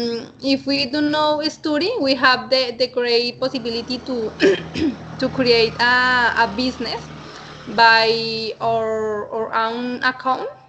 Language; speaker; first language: English; non-native, learner; Spanish